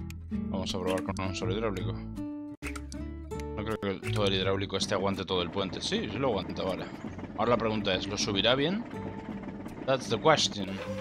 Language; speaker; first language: Spanish; native; Spanish